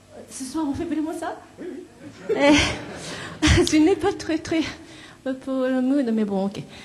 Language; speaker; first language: French; non-native, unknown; Japanese